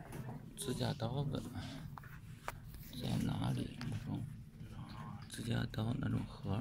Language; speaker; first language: Chinese; native; Chinese